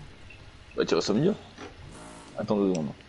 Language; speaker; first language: French; native; French